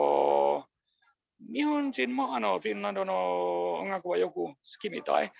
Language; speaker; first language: Japanese; non-native, fluent; Finnish